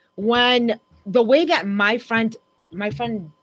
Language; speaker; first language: English; native; English